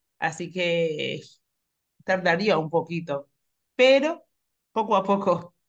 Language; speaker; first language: Spanish; non-native, fluent; English